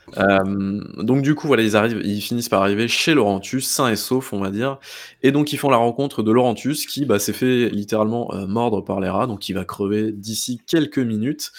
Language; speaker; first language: French; native; French